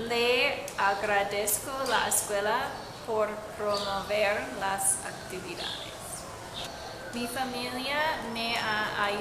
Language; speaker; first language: Spanish; non-native, learner; English